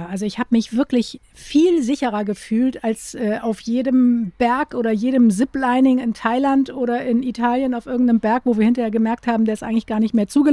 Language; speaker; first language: German; native; German